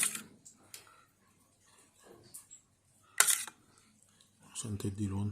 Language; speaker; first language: Arabic; native; Arabic